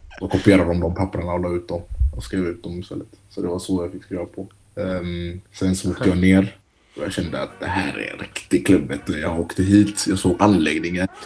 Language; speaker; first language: Swedish; early bilingual, other home language; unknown